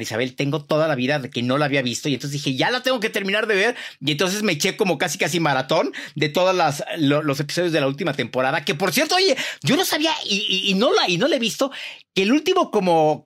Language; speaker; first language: Spanish; native; Spanish